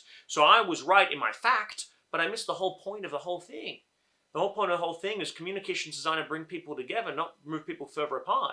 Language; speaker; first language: English; native; English